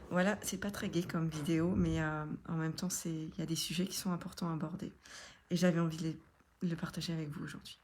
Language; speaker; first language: French; native; French